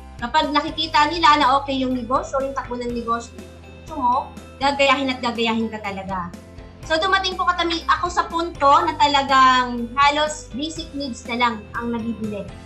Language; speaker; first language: Filipino; native; Filipino